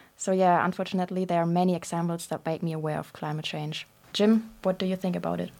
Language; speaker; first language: English; non-native, fluent; German